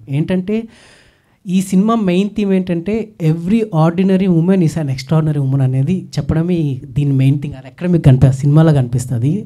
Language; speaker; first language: Telugu; native; Telugu